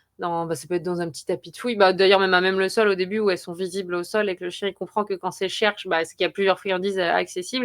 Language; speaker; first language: French; native; French